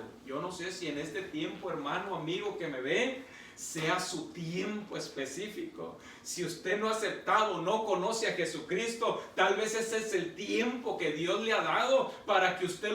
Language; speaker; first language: Spanish; native; Spanish